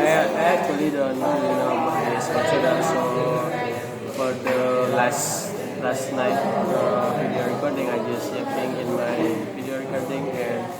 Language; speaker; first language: English; non-native, learner; Indonesian